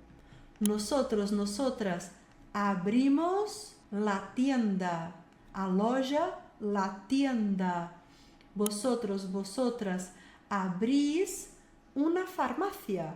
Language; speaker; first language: Spanish; non-native, fluent; Portuguese